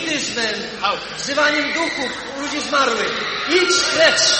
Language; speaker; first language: Polish; native; Polish